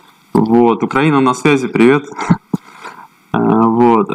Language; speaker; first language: Russian; native; Russian